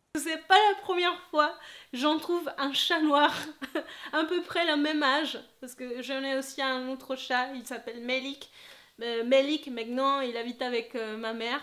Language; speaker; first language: French; non-native, fluent; Spanish